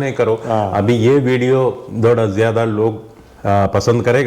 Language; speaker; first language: Hindi; non-native, local second language; Malayalam